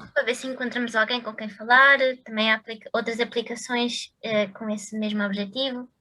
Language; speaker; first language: Portuguese; native; Portuguese